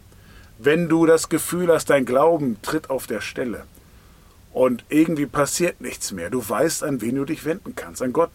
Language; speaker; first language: German; native; German